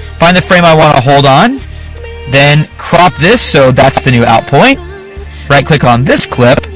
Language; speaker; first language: English; native; English